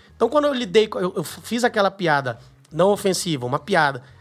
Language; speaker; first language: Portuguese; native; Portuguese